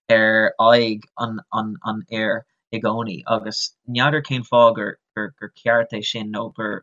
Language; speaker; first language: Irish; non-native, local second language; English